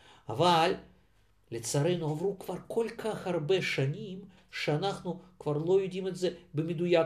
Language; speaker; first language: Hebrew; non-native, fluent; Russian